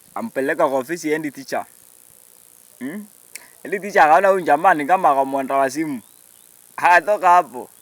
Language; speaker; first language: Swahili; non-native, local second language; Meru